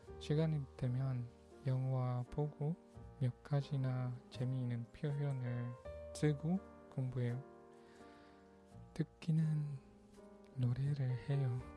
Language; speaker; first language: Korean; non-native, learner; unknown